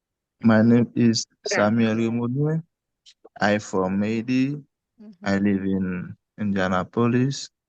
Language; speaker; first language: English; non-native, learner; Haitian Creole